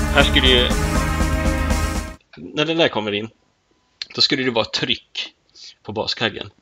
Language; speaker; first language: Swedish; native; Swedish